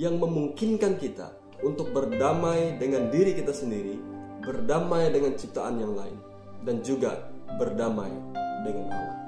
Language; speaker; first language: Indonesian; native; Indonesian